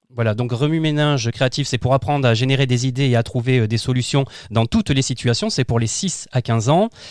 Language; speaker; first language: French; native; French